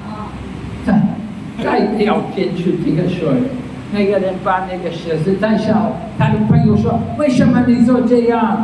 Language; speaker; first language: Chinese; non-native, fluent; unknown